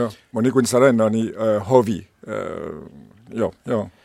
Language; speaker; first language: Finnish; non-native, learner; French